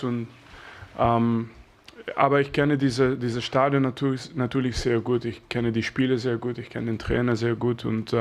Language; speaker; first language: German; non-native, fluent; French